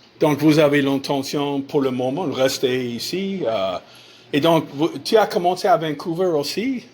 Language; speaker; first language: French; non-native, fluent; English